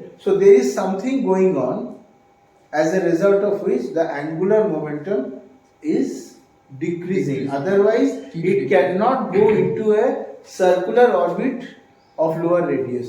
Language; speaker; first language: English; non-native, local second language; Bangla